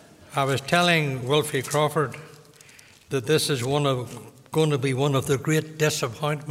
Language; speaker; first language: English; native; English